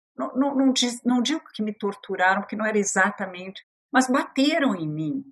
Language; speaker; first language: Portuguese; early bilingual, other home language; French